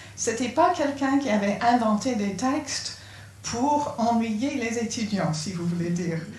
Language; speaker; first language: French; non-native, fluent; English